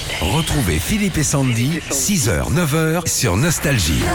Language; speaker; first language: French; native; French